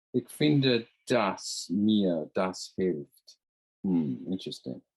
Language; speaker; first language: German; non-native, fluent; English